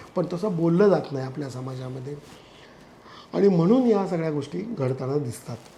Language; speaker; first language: Marathi; native; Marathi